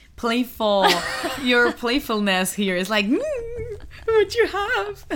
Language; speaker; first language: English; non-native, fluent; Spanish